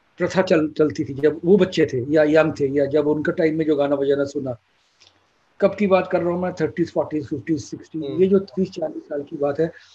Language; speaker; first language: Hindi; non-native, local second language; Bangla